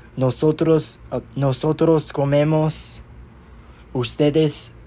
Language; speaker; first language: Spanish; non-native, learner; English